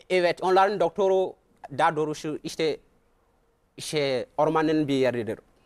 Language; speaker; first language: Turkish; non-native, fluent; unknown